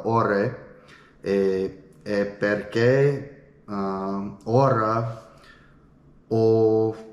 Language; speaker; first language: Italian; non-native, learner; English